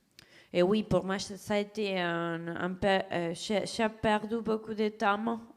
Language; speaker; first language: French; non-native, fluent; Spanish